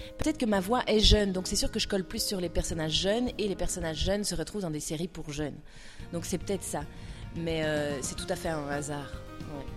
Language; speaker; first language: French; native; French